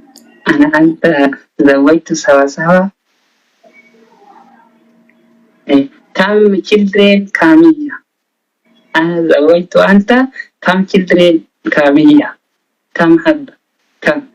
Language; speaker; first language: Arabic; non-native, learner; Oromo